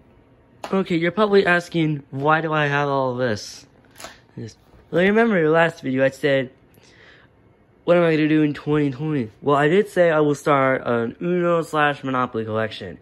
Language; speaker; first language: English; native; English